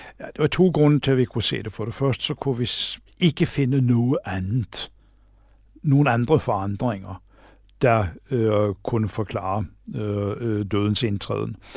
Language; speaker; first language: Danish; native; Danish